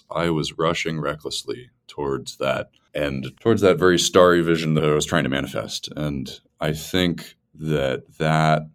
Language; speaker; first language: English; native; English